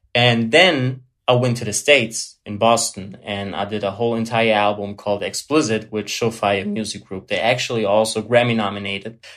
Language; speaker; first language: English; non-native, fluent; German